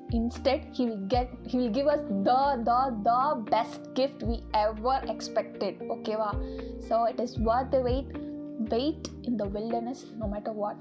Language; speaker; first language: English; non-native, local second language; Tamil